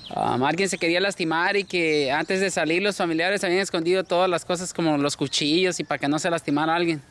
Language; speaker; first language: Spanish; native; Spanish